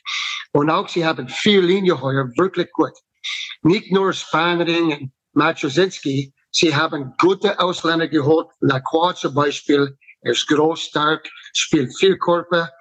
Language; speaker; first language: German; non-native, fluent; English